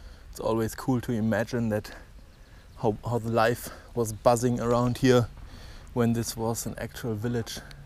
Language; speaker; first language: English; non-native, fluent; German